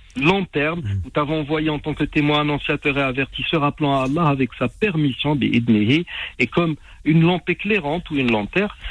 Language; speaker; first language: French; non-native, local second language; Arabic